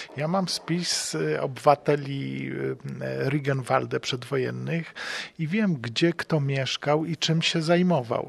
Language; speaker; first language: Polish; native; Polish